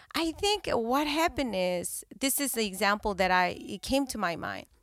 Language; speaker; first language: English; non-native, fluent; Korean